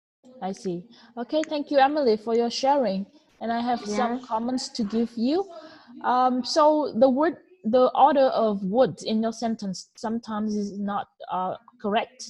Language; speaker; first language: English; non-native, fluent; Vietnamese